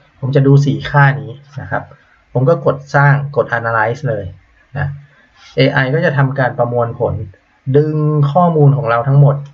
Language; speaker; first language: Thai; native; Thai